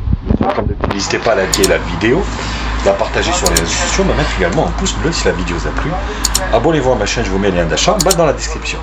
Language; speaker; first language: French; native; French